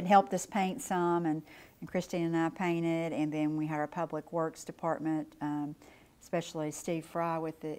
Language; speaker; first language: English; native; English